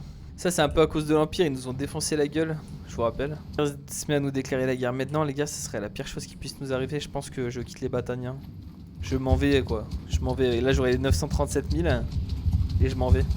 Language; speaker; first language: French; native; French